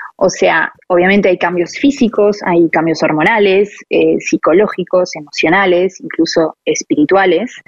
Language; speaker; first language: Spanish; non-native, fluent; French